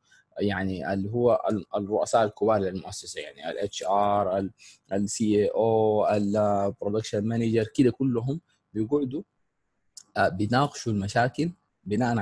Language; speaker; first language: Arabic; native; Arabic